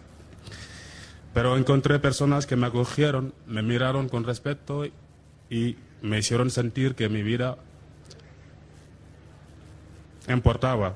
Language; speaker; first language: Spanish; non-native, fluent; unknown